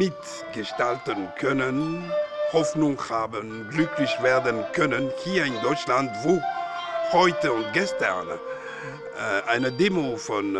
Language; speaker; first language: German; non-native, fluent; Lingala